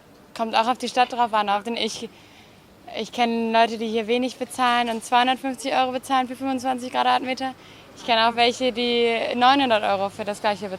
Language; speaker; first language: German; native; German